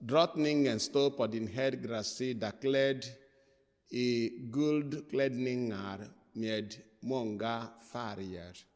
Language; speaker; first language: Swedish; non-native, fluent; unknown